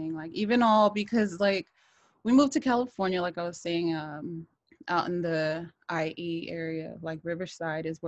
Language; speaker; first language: English; native; English